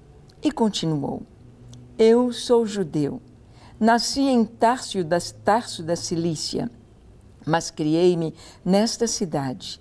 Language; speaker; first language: Portuguese; native; Portuguese